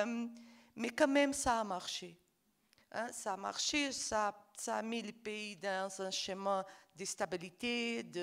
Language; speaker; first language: French; non-native, fluent; Portuguese